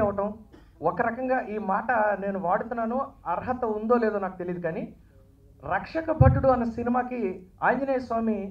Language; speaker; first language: Telugu; native; Telugu